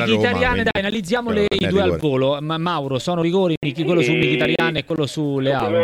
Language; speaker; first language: Italian; native; Italian